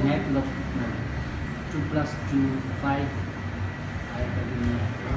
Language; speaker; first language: Hindi; non-native, local second language; Tibetan